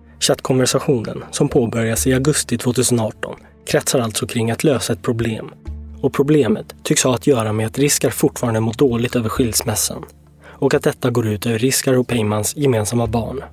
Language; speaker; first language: Swedish; native; Swedish